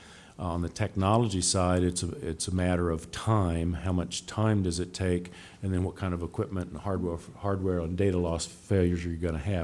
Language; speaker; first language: English; native; English